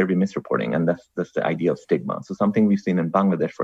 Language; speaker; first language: English; non-native, local second language; Bangla